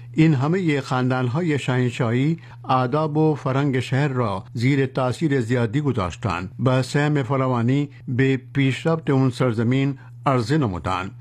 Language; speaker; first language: Persian; non-native, fluent; Urdu